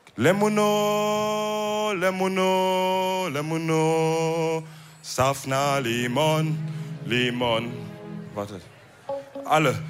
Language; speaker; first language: German; early bilingual, other home language; Wolof